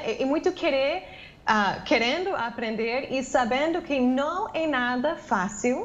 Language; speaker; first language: Portuguese; non-native, fluent; English